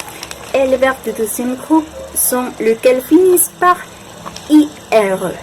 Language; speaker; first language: French; non-native, learner; Spanish